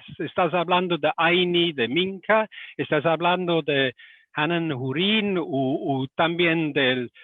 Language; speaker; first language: Spanish; non-native, fluent; English